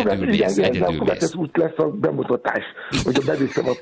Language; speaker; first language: Hungarian; non-native, learner; Yoruba